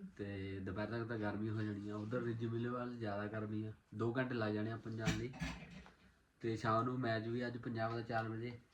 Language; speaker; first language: Punjabi; native; Punjabi